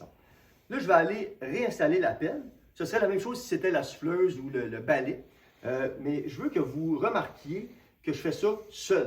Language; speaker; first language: French; native; French